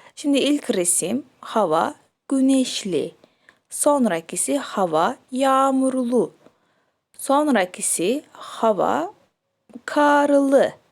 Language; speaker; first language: Turkish; non-native, fluent; Kyrgyz